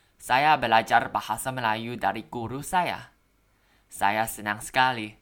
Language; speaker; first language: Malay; non-native, learner; Thai